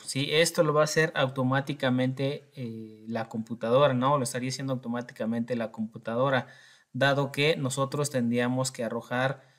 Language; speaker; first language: Spanish; native; Spanish